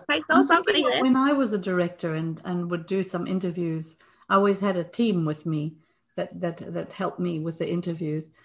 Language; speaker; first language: English; native; English